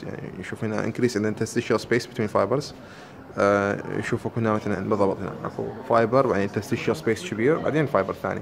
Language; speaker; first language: Arabic; native; Arabic